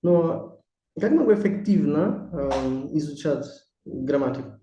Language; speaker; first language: Russian; non-native, learner; Portuguese